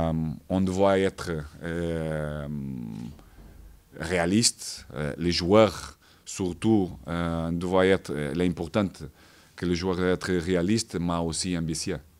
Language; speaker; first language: French; non-native, fluent; Portuguese